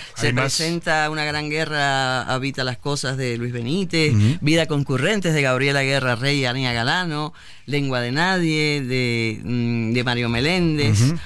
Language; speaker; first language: Spanish; native; Spanish